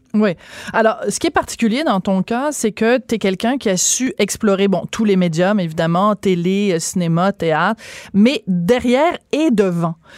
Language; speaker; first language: French; native; French